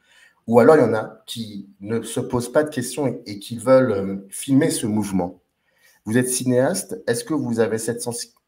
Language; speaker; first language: French; native; French